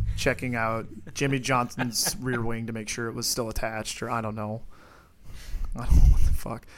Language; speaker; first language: English; native; English